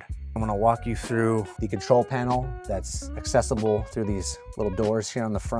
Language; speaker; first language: English; native; English